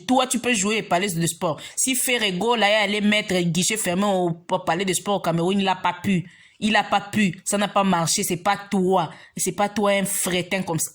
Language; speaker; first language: French; non-native, local second language; Lingala